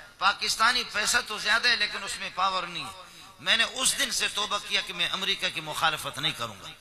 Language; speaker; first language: Urdu; non-native, local second language; Brahui